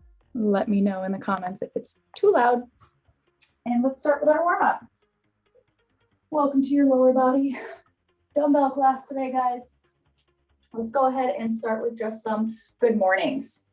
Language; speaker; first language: English; native; English